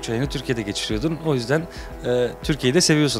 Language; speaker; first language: Turkish; native; Turkish